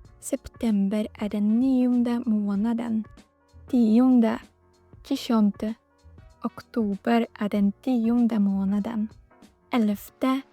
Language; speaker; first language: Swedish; non-native, fluent; Polish